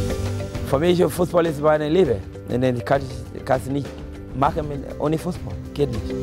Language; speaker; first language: German; non-native, fluent; Akan